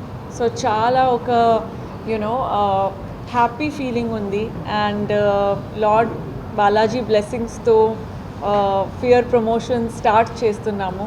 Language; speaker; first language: Telugu; non-native, fluent; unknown